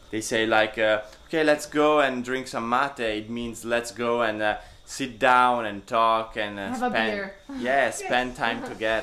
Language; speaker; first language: English; non-native, learner; Italian